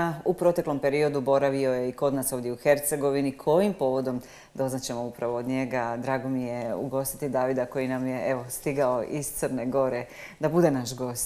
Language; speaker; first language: Serbian; native; Serbian